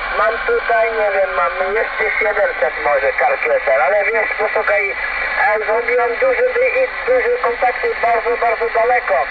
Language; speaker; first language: Polish; non-native, learner; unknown